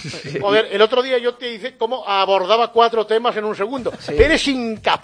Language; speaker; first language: Spanish; native; Spanish